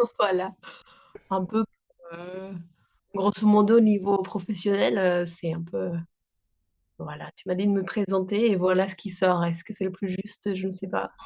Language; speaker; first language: French; non-native, fluent; Spanish